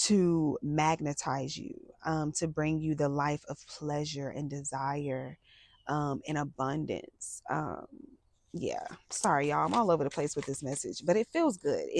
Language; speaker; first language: English; native; English